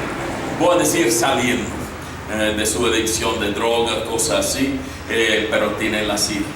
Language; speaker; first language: Spanish; non-native, fluent; English